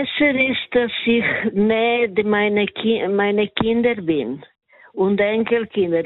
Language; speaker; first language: German; non-native, learner; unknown